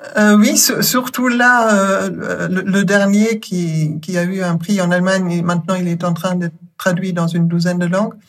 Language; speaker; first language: French; non-native, fluent; German